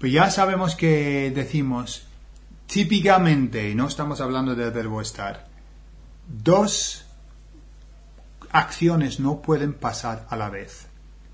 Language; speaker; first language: Spanish; non-native, fluent; English